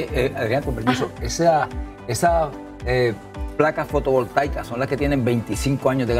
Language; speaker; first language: Spanish; native; Spanish